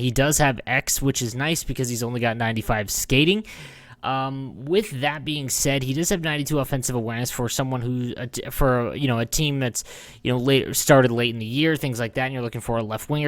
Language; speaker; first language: English; native; English